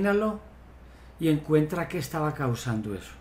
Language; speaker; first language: Spanish; native; Spanish